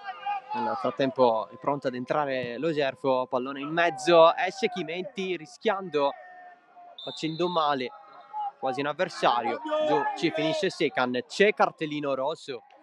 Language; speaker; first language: Italian; native; Italian